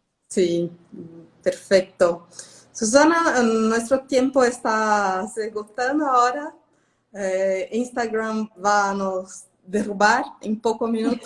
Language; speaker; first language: Spanish; non-native, fluent; Portuguese